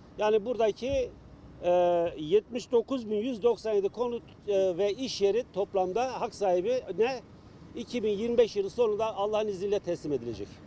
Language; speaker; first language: Turkish; native; Turkish